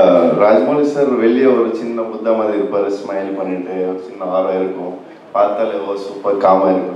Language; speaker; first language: Tamil; non-native, learner; Telugu